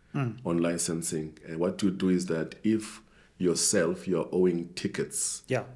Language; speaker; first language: English; non-native, local second language; Xhosa